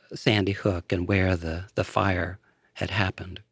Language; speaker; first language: English; native; English